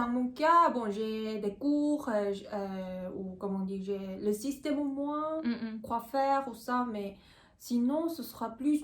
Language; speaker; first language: French; non-native, learner; Korean